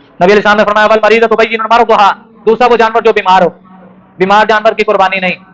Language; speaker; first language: Urdu; non-native, local second language; Punjabi